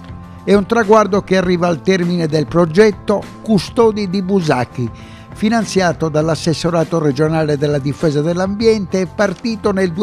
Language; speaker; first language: Italian; native; Italian